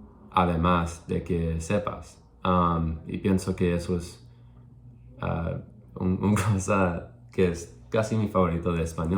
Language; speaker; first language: Spanish; non-native, learner; English